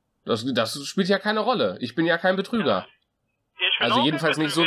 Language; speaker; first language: German; native; German